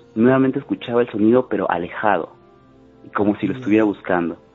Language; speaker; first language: Spanish; native; Spanish